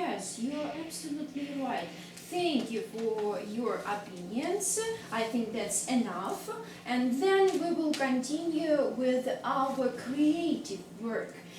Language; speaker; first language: English; non-native, fluent; Russian